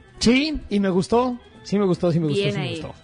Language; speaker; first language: Spanish; native; Spanish